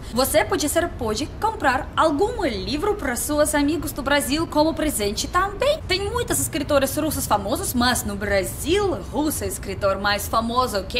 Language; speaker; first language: Portuguese; non-native, learner; Russian